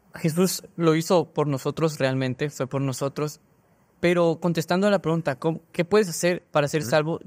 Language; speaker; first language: Spanish; native; Spanish